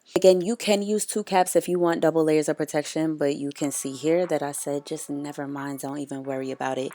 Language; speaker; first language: English; native; English